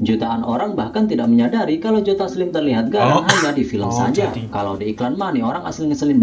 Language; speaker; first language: Indonesian; native; Indonesian